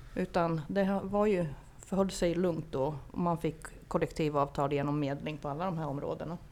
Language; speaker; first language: Swedish; native; Swedish